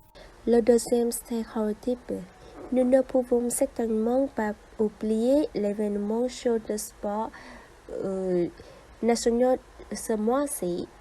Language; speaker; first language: French; non-native, fluent; Vietnamese